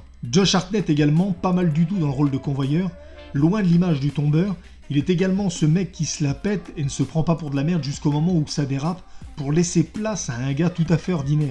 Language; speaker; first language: French; native; French